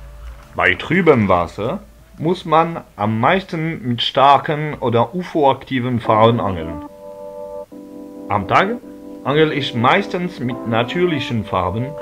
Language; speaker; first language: German; non-native, fluent; French